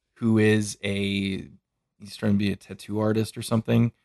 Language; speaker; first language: English; native; English